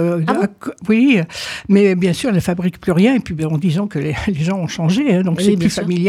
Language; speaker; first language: French; native; French